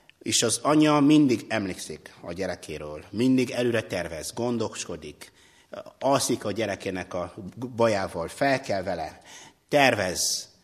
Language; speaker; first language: Hungarian; non-native, fluent; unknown